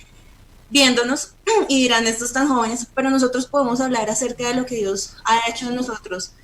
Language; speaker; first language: Spanish; native; Spanish